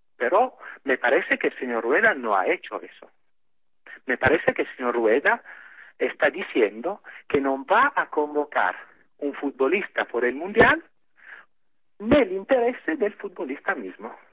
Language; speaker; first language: Spanish; non-native, fluent; Italian